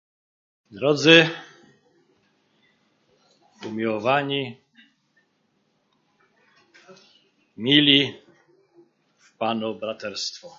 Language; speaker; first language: Polish; native; Polish